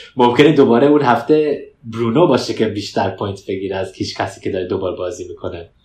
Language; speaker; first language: Persian; early bilingual, heritage; Persian